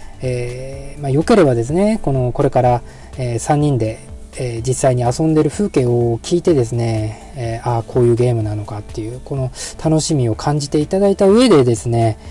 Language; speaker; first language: Japanese; native; Japanese